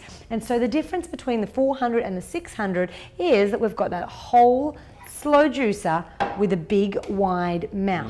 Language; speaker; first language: English; native; English